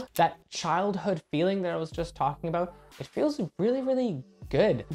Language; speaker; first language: English; native; English